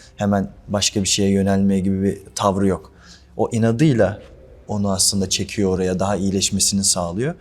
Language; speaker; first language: Turkish; native; Turkish